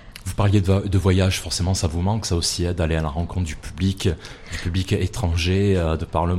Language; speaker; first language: French; native; French